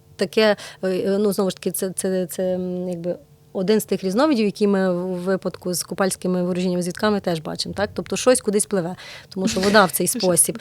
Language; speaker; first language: Ukrainian; native; Ukrainian